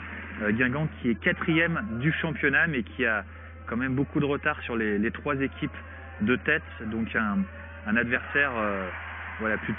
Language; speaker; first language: French; native; French